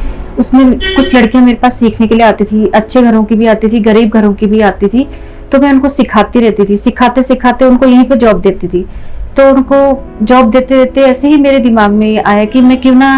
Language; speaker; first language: Hindi; native; Hindi